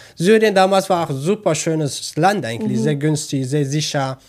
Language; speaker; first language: German; non-native, learner; Kurdish